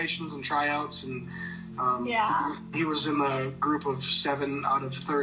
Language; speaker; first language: English; native; English